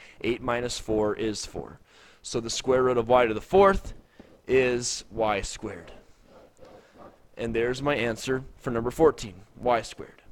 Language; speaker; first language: English; native; English